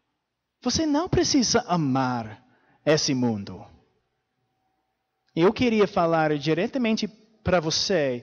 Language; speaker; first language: Portuguese; non-native, fluent; English